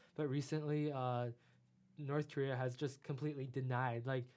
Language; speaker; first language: English; non-native, fluent; Chinese